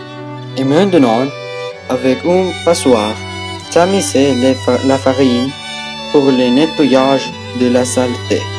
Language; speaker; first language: French; non-native, learner; Spanish